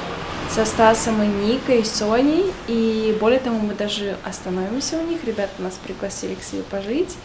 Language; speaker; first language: Russian; native; Russian